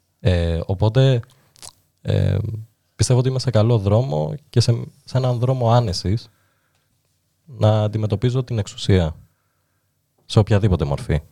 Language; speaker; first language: Greek; early bilingual, other home language; Albanian